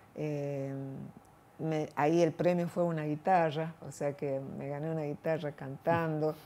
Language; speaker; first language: Spanish; native; Spanish